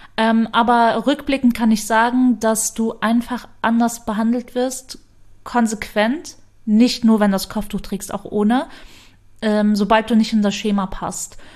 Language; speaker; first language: German; early bilingual, other home language; Kurdish